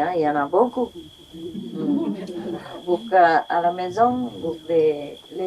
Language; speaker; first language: French; non-native, learner; Vietnamese